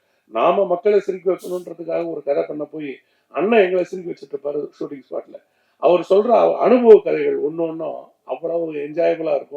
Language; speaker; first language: Tamil; native; Tamil